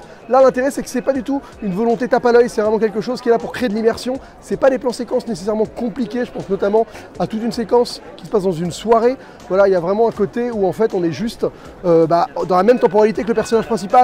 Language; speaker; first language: French; native; French